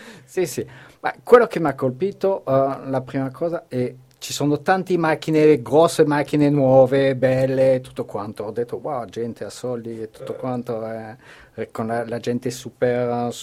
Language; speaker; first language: Italian; non-native, fluent; French